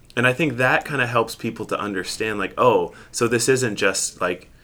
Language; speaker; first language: English; native; English